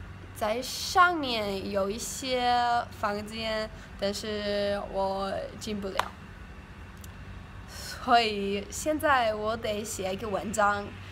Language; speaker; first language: Chinese; non-native, learner; English